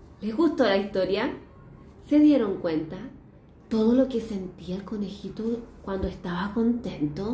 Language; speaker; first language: Spanish; native; Spanish